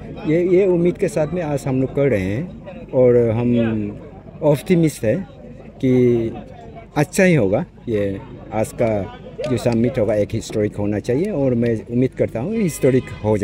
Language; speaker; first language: Hindi; non-native, local second language; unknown